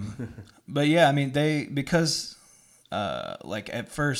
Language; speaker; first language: English; native; English